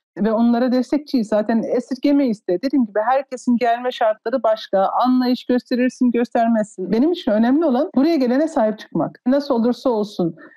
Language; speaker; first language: Turkish; early bilingual, heritage; Turkish